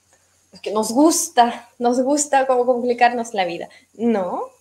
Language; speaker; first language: Spanish; non-native, fluent; Russian